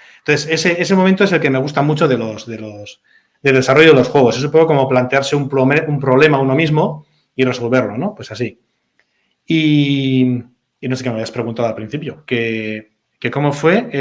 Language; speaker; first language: Spanish; native; Spanish